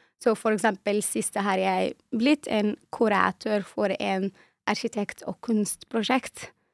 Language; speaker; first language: Norwegian; non-native, fluent; Arabic